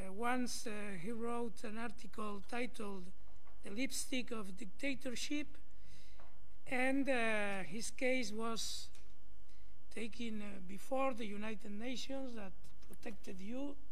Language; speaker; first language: English; non-native, fluent; Spanish